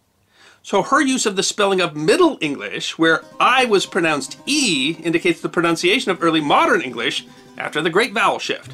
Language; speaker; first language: English; native; English